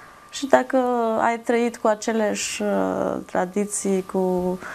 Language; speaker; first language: Romanian; non-native, fluent; Albanian